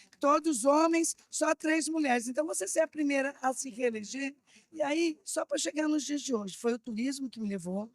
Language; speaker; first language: Portuguese; native; Portuguese